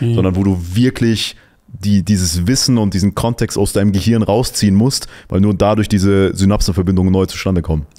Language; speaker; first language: German; native; German